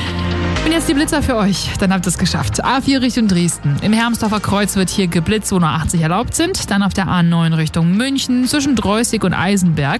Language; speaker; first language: German; native; German